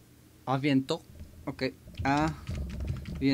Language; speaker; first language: French; non-native, learner; Spanish